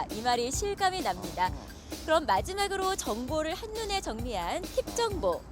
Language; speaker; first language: Korean; native; Korean